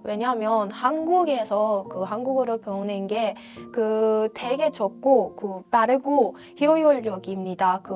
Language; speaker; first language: Korean; non-native, fluent; Persian